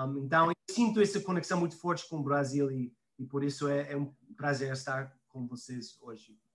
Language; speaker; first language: Portuguese; non-native, fluent; English